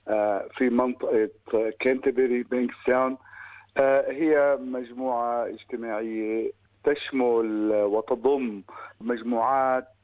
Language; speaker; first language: Arabic; native; Arabic